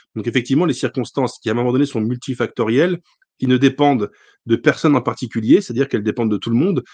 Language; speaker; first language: French; native; French